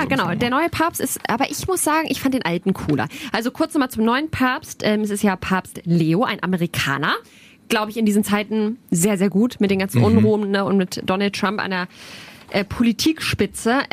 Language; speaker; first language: German; native; German